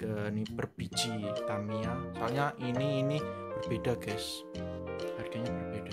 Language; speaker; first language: Indonesian; non-native, local second language; Javanese